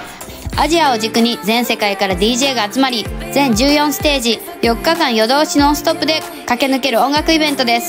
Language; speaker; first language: Japanese; native; Japanese